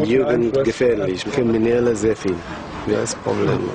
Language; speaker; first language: German; non-native, learner; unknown